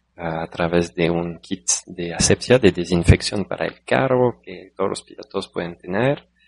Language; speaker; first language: Spanish; non-native, fluent; French